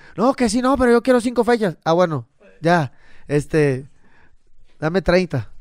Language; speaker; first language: Spanish; native; Spanish